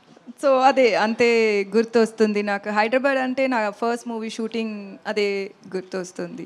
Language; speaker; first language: Telugu; non-native, learner; Tamil